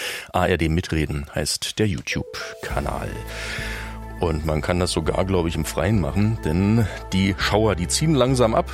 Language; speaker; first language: German; native; German